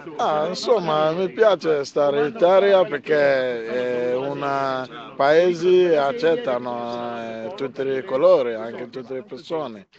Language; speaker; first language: Italian; non-native, learner; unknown